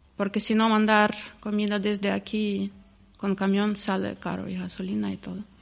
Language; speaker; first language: Spanish; non-native, fluent; Ukrainian